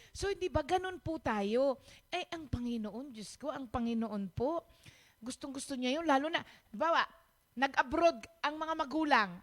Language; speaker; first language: Filipino; non-native, local second language; Pampanga